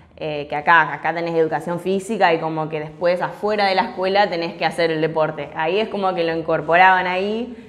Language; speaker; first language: Spanish; early bilingual, other home language; English